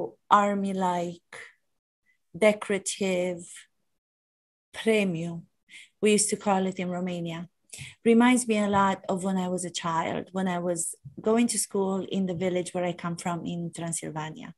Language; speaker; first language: English; non-native, fluent; Romanian